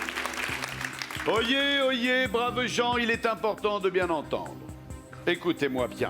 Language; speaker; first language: French; native; French